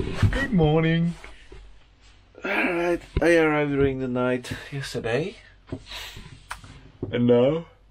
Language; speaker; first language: English; non-native, fluent; French